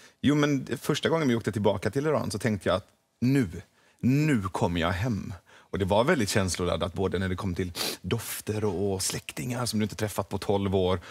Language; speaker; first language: Swedish; early bilingual, other home language; Persian